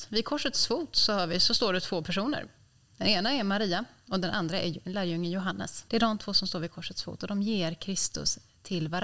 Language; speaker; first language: Swedish; native; Swedish